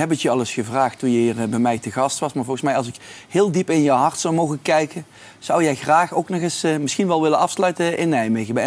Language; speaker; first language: Dutch; native; Dutch